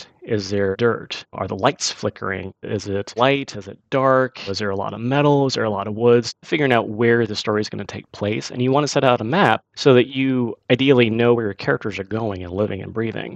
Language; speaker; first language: English; native; English